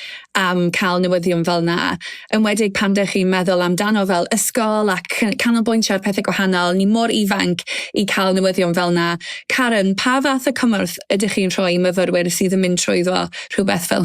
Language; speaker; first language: Welsh; native; Welsh